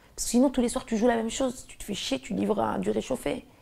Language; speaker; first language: French; native; French